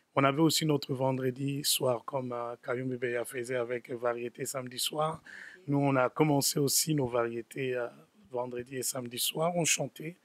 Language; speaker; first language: French; non-native, local second language; Lingala